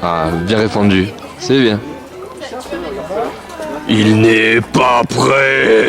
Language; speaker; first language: French; native; French